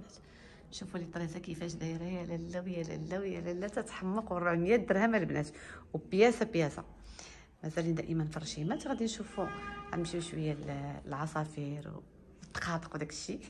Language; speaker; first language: Arabic; native; Arabic